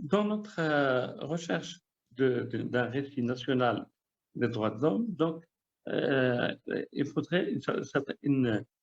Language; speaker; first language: French; non-native, local second language; Arabic